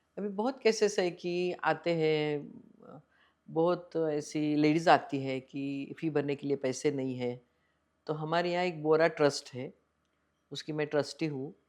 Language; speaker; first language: Hindi; non-native, local second language; Marathi